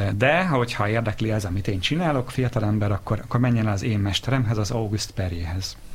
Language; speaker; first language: Hungarian; native; Hungarian